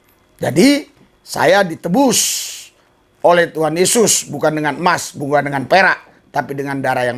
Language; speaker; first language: Indonesian; native; Indonesian